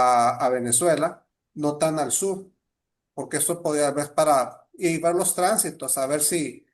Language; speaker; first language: Spanish; native; Spanish